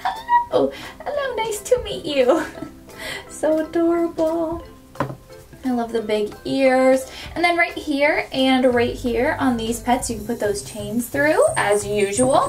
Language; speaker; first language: English; native; English